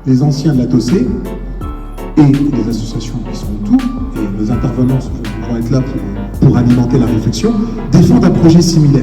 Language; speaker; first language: French; native; French